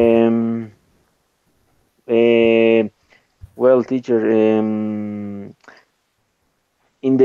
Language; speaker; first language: English; non-native, learner; Spanish